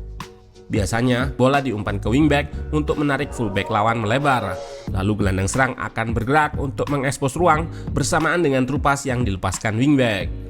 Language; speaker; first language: Indonesian; native; Indonesian